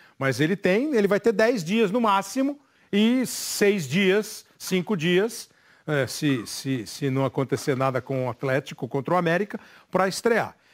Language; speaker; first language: Portuguese; native; Portuguese